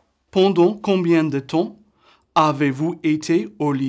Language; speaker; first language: French; non-native, fluent; English